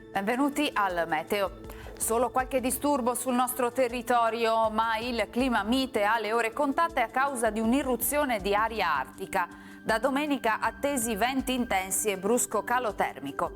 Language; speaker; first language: Italian; native; Italian